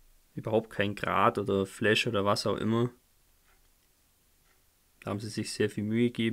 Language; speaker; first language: German; native; German